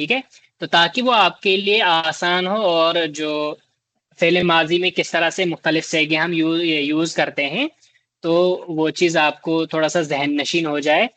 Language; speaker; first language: Urdu; native; Urdu